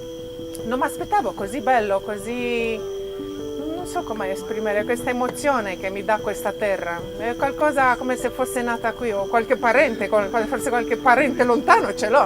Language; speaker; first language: Italian; non-native, fluent; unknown